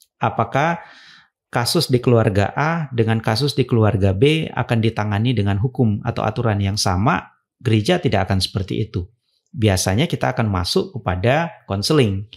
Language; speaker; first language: Indonesian; native; Indonesian